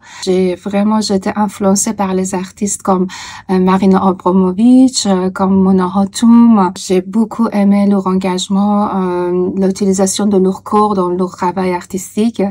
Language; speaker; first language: French; non-native, fluent; Persian